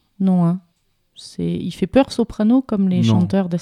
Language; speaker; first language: French; native; French